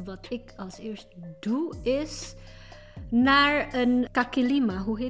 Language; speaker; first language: Dutch; non-native, fluent; Indonesian